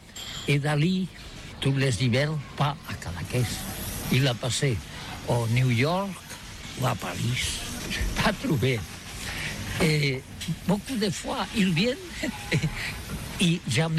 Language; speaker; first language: French; non-native, learner; Catalan